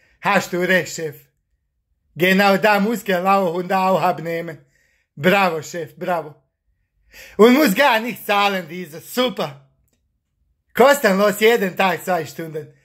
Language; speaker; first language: German; non-native, learner; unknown